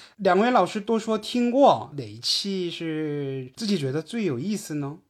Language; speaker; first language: Chinese; non-native, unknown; Korean